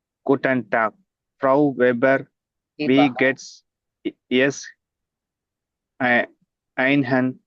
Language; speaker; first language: German; non-native, learner; Tamil